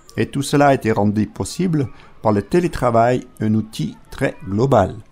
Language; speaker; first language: French; native; French